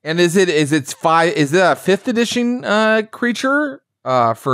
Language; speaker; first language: English; native; English